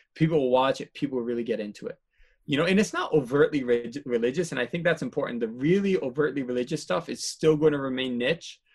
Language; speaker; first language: English; native; English